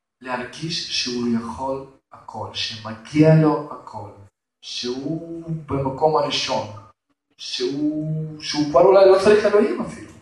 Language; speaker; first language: Hebrew; non-native, fluent; Russian